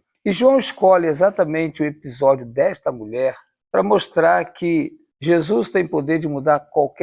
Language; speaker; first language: Portuguese; native; Portuguese